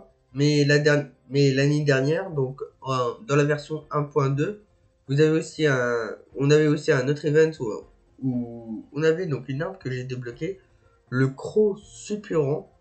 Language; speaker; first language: French; native; French